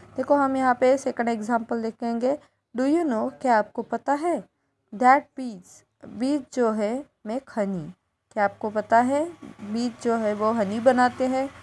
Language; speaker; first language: Hindi; non-native, local second language; Marathi